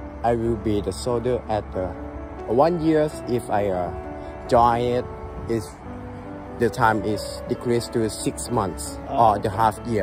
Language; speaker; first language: English; non-native, learner; Thai